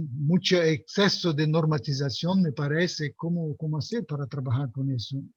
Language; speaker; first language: Spanish; non-native, fluent; Portuguese